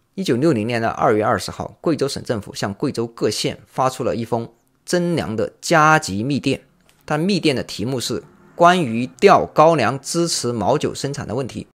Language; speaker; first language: Chinese; native; Chinese